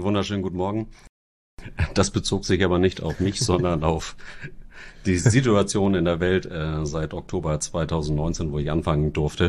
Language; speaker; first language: German; native; German